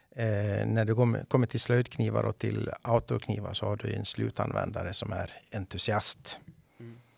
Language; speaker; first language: Swedish; native; Swedish